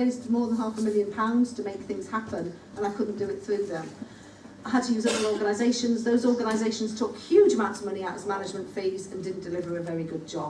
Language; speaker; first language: English; native; English